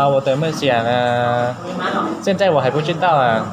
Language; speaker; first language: Chinese; non-native, learner; Lao